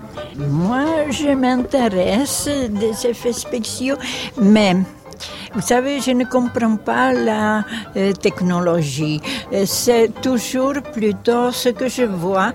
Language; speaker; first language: French; non-native, fluent; Czech